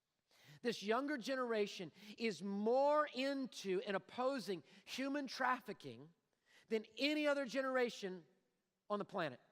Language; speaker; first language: English; native; English